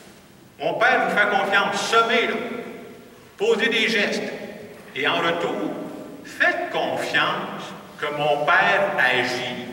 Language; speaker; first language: French; native; French